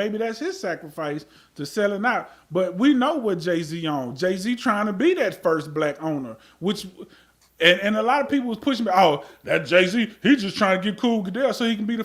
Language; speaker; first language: English; native; English